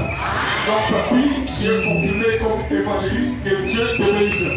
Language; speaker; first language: French; non-native, local second language; Lingala